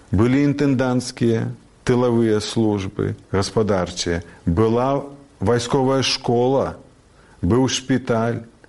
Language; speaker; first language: Belarusian; native; Belarusian